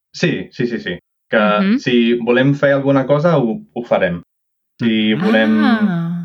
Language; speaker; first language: Catalan; non-native, fluent; English